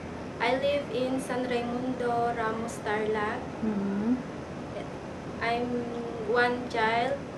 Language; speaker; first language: English; non-native, learner; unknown